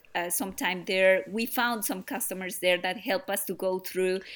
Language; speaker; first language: English; non-native, fluent; Spanish